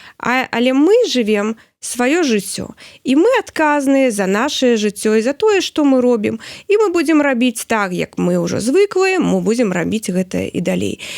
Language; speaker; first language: Belarusian; non-native, local second language; Russian